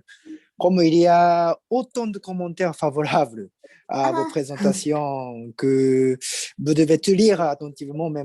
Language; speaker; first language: French; non-native, fluent; Japanese